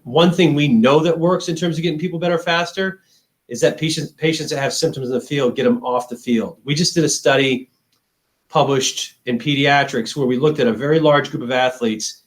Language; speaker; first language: English; native; English